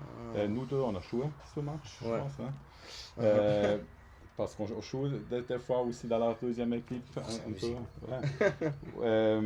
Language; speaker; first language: French; non-native, local second language; German